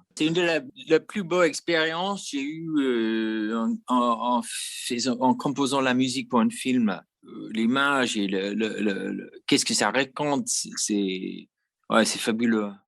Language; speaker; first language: French; non-native, fluent; English